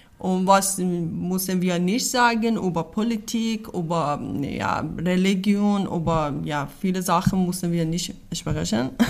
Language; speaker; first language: German; non-native, learner; Persian